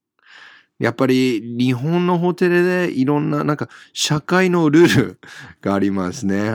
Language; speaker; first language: Japanese; non-native, fluent; English